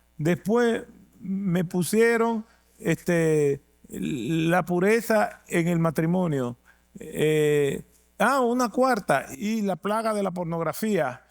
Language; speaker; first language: Spanish; native; Spanish